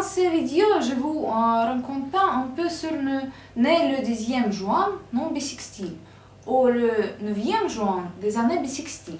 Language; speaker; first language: French; non-native, learner; Russian